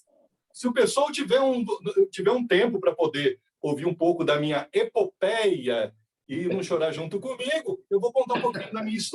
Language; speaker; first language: Portuguese; native; Portuguese